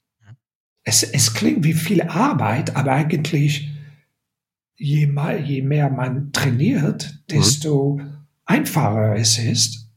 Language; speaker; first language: German; non-native, fluent; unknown